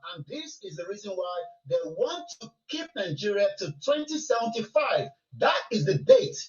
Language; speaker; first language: English; non-native, local second language; Yoruba